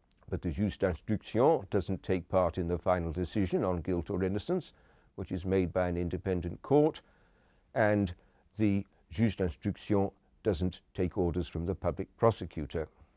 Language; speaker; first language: English; native; English